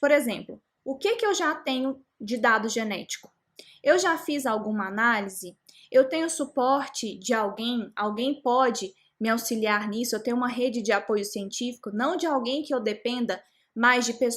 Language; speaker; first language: Portuguese; native; Portuguese